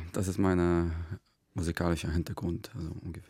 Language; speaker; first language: German; non-native, fluent; Arabic